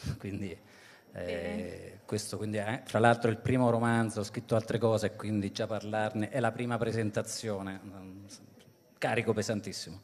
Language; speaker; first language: Italian; native; Italian